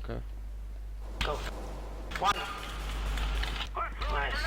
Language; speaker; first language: English; non-native, learner; Polish